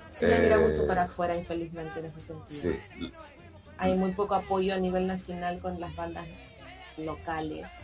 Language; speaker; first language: Spanish; native; Spanish